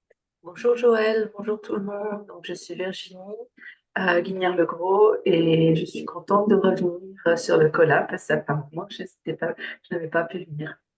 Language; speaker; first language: French; native; French